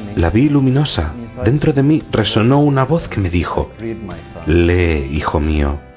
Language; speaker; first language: Spanish; non-native, fluent; Turkish